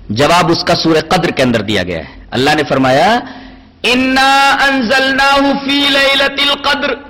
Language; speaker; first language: Urdu; native; Urdu